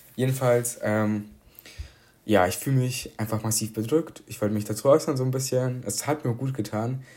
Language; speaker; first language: German; early bilingual, other home language; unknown